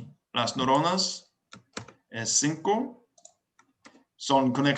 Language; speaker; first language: Spanish; non-native, learner; English